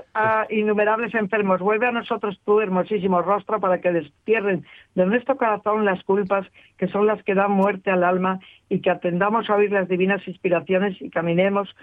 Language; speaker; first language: Spanish; native; Spanish